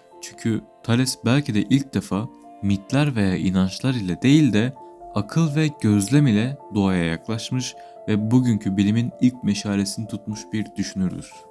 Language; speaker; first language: Turkish; native; Turkish